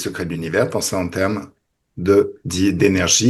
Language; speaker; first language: French; native; French